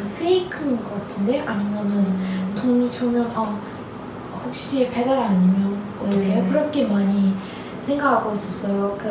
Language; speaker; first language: Korean; non-native, learner; Turkish